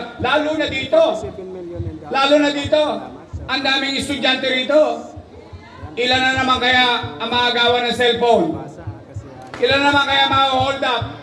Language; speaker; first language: Filipino; native; Filipino